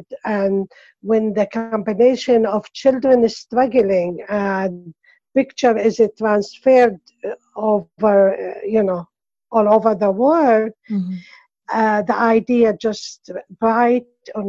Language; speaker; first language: English; non-native, learner; Arabic